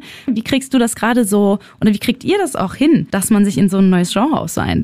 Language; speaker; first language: German; native; German